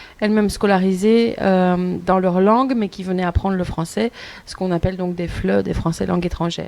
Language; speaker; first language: French; native; French